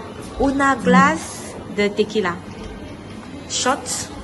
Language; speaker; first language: Spanish; non-native, learner; French